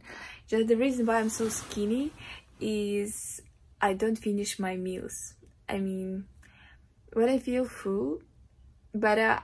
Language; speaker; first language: English; non-native, fluent; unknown